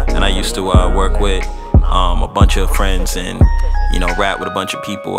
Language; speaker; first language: English; native; English